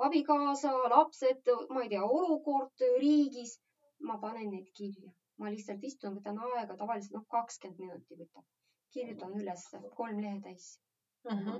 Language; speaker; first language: Estonian; non-native, local second language; Russian